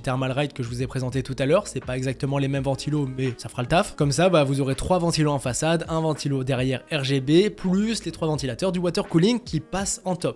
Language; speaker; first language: French; native; French